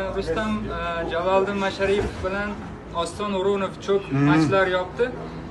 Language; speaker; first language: Turkish; non-native, learner; Uzbek